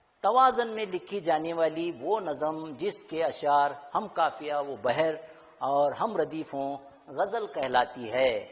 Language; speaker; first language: Urdu; native; Urdu